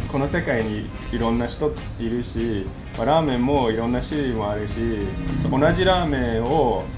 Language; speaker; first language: Japanese; early bilingual, other home language; English